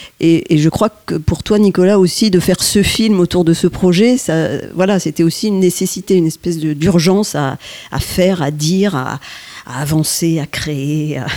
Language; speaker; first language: French; native; French